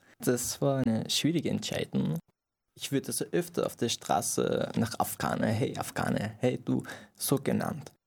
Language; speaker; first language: German; non-native, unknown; Persian